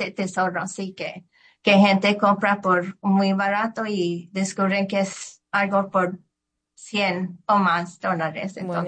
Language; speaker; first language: Spanish; early bilingual, heritage; Spanish